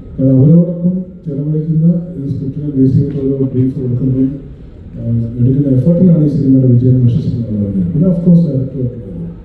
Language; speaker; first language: Malayalam; native; Malayalam